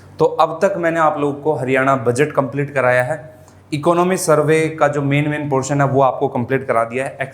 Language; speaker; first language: Hindi; native; Hindi